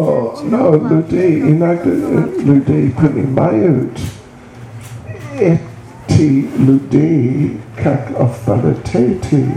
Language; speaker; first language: Russian; non-native, learner; English